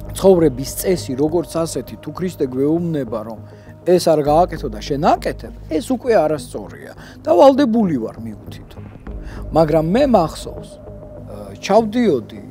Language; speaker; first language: Georgian; non-native, local second language; Russian